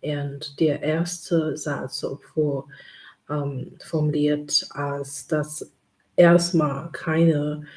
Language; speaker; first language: German; non-native, learner; Chinese